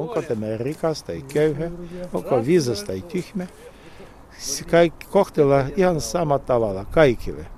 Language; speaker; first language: Finnish; non-native, learner; Russian